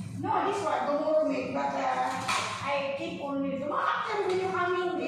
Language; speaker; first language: English; non-native, learner; Filipino